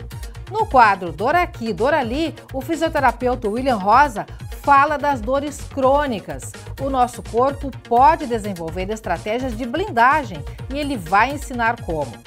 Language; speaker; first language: Portuguese; native; Portuguese